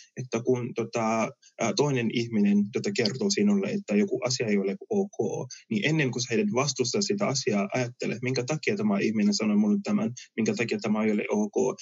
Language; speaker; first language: Finnish; early bilingual, other home language; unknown